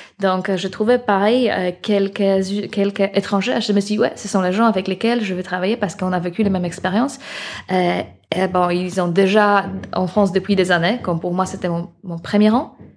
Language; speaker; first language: French; non-native, fluent; Polish